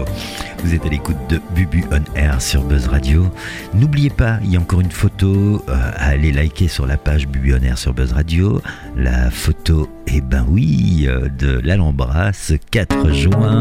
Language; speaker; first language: French; native; French